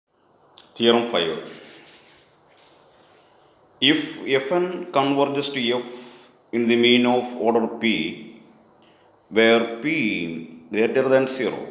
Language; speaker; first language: English; non-native, local second language; Malayalam